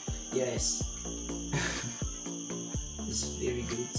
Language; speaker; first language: English; non-native, fluent; French